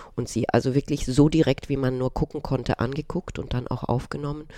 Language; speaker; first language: German; early bilingual, other home language; Romanian